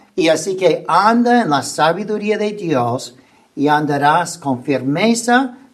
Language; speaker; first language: Spanish; non-native, fluent; English